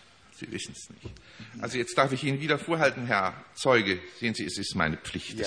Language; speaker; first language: German; native; German